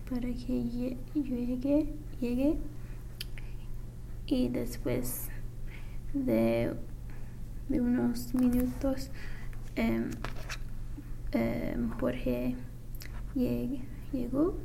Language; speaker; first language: Spanish; non-native, learner; English